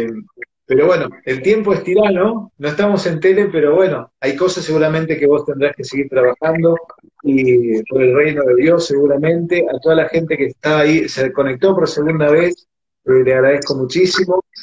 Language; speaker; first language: Spanish; native; Spanish